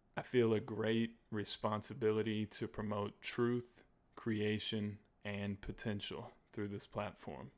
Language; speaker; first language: English; native; English